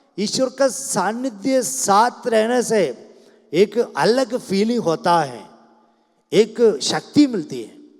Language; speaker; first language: Hindi; non-native, local second language; Malayalam